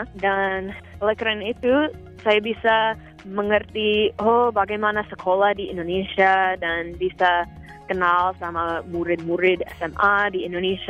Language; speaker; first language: Indonesian; non-native, fluent; English